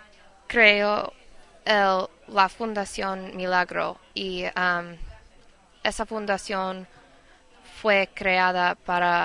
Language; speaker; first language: Spanish; non-native, learner; English